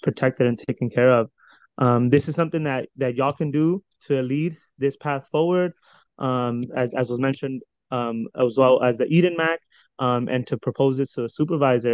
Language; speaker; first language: English; native; English